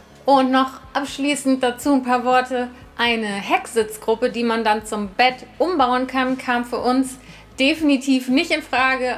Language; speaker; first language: German; native; German